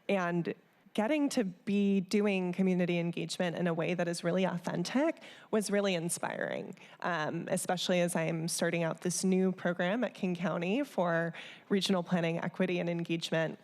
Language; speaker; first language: English; native; English